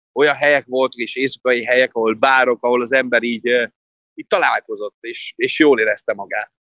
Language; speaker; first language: Hungarian; non-native, fluent; Italian